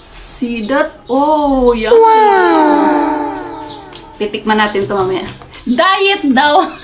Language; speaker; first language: Filipino; non-native, local second language; Cebuano